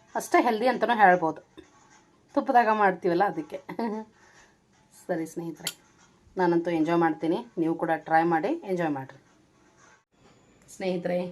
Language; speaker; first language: Kannada; native; Kannada